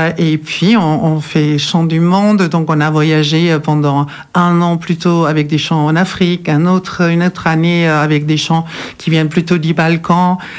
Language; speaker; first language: French; non-native, fluent; German